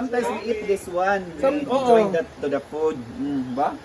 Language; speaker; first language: English; non-native, learner; Cebuano